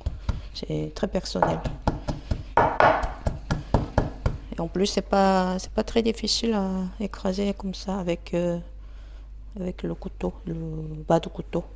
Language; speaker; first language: French; non-native, fluent; Korean